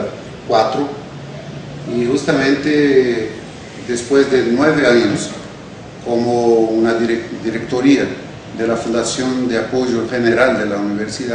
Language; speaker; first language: Spanish; non-native, fluent; Portuguese